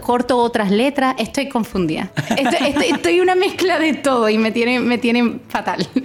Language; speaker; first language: Spanish; early bilingual, heritage; Spanish